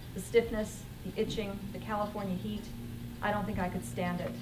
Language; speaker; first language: English; native; English